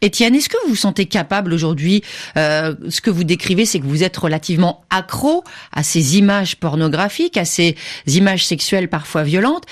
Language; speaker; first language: French; native; French